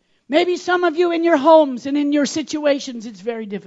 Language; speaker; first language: English; native; English